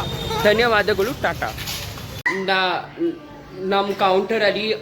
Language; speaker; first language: Kannada; non-native, learner; Marathi